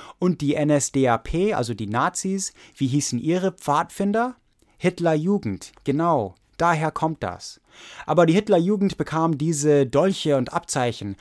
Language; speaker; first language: German; non-native, fluent; English